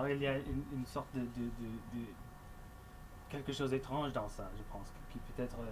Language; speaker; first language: French; non-native, local second language; English